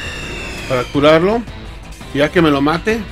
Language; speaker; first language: Spanish; native; Spanish